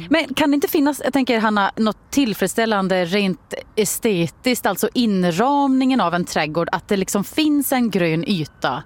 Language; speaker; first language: Swedish; native; Swedish